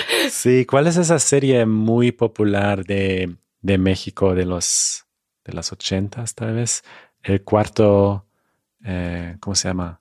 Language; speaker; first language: Spanish; non-native, fluent; German